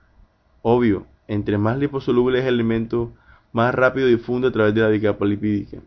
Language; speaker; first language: Spanish; native; Spanish